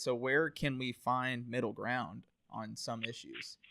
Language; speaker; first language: English; native; English